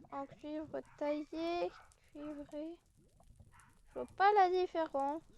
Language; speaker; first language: French; native; French